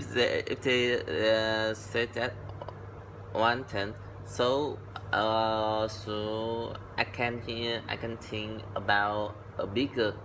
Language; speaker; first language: English; non-native, learner; Vietnamese